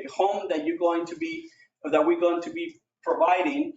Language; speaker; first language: English; non-native, fluent; Spanish